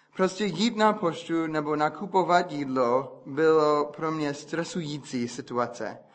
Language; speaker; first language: Czech; non-native, fluent; English